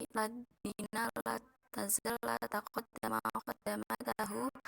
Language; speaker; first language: Arabic; non-native, learner; Indonesian